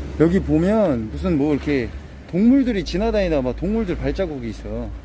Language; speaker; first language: Korean; native; Korean